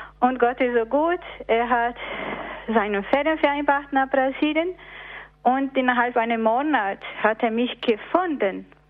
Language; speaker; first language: German; non-native, fluent; Portuguese